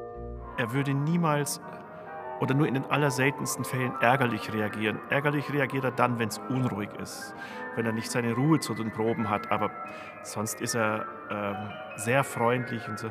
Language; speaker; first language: German; native; German